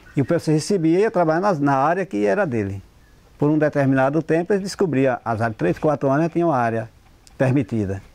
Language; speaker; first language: Portuguese; native; Portuguese